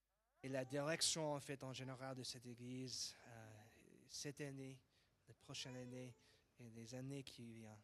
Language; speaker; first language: French; non-native, fluent; English